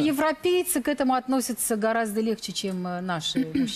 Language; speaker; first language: Russian; native; Russian